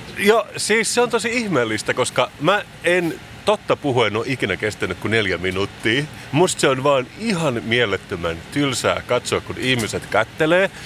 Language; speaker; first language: Finnish; non-native, local second language; Swedish